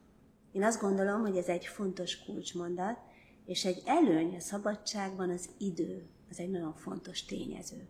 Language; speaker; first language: Hungarian; native; Hungarian